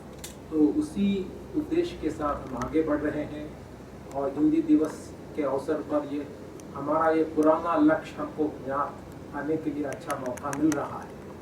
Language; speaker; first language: Hindi; non-native, local second language; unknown